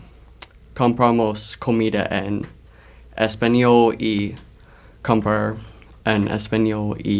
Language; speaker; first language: Spanish; non-native, learner; English